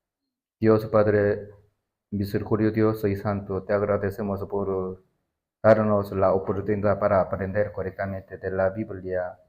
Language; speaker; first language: Spanish; non-native, learner; Korean